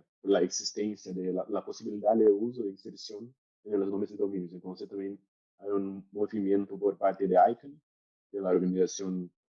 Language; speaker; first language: Spanish; non-native, learner; Portuguese